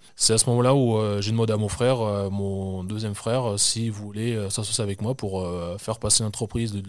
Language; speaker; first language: French; native; French